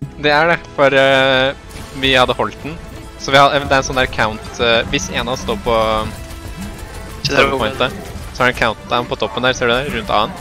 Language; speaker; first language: Norwegian; native; Norwegian